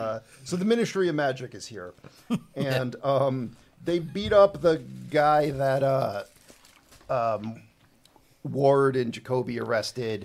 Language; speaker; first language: English; native; English